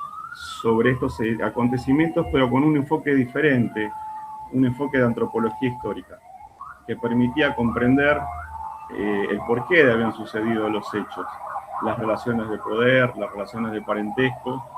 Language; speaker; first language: Spanish; native; Spanish